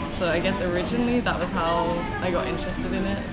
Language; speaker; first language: English; native; English